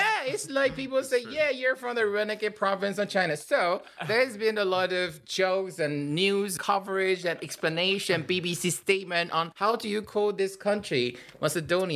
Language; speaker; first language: English; non-native, fluent; Chinese